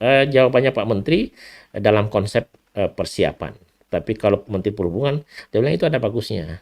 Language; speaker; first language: Indonesian; native; Indonesian